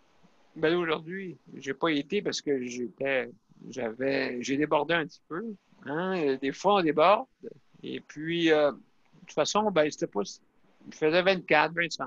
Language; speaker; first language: French; native; French